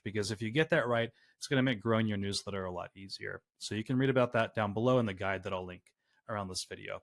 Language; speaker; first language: English; native; English